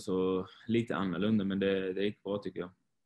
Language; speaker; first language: Swedish; non-native, fluent; Swiss German